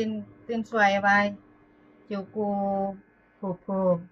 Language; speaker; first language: Cantonese; non-native, learner; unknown